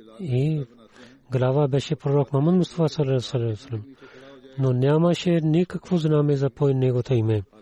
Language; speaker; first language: Bulgarian; non-native, learner; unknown